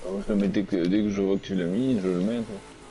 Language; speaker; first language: French; native; French